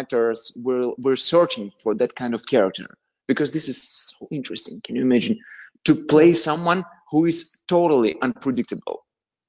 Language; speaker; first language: English; non-native, fluent; Russian